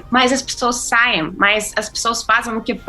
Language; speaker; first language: Portuguese; non-native, fluent; Russian